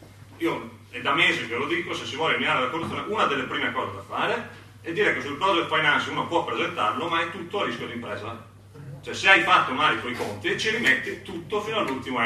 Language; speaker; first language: Italian; native; Italian